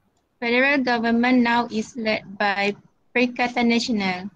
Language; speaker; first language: English; non-native, learner; Malay